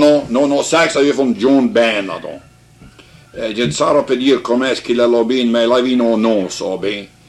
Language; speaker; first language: French; early bilingual, heritage; French